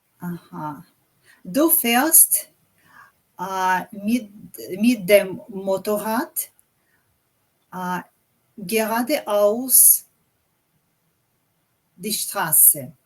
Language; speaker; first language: German; non-native, learner; English